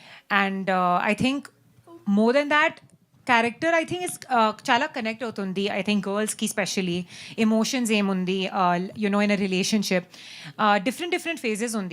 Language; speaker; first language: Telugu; non-native, learner; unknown